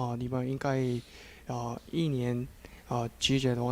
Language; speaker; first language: Chinese; non-native, learner; Korean